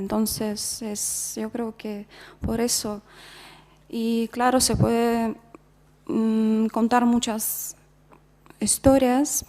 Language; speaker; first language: Spanish; non-native, fluent; Russian